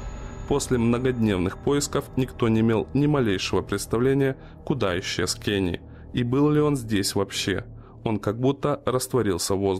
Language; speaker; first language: Russian; native; Russian